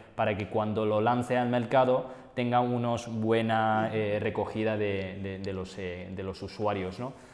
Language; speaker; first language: Spanish; non-native, fluent; Chinese